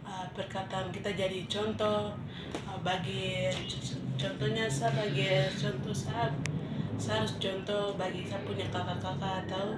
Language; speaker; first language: Indonesian; non-native, local second language; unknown